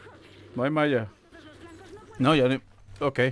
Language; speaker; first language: Spanish; native; Spanish